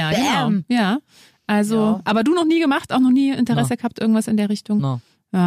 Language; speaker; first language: German; native; German